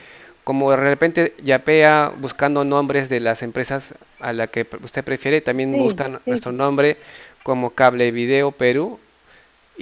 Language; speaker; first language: Spanish; native; Spanish